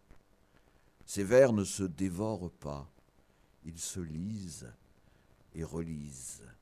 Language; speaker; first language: French; native; French